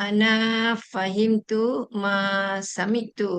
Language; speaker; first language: Arabic; non-native, learner; Malay